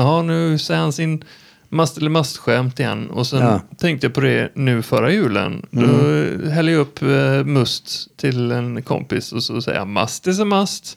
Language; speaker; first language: Swedish; native; Swedish